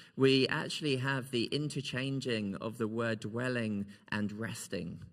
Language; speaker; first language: English; native; English